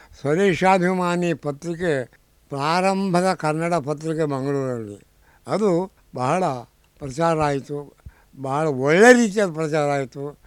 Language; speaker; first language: Kannada; non-native, local second language; Tulu